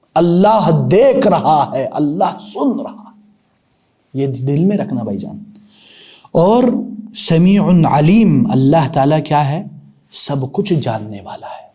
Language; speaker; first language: Urdu; non-native, local second language; Punjabi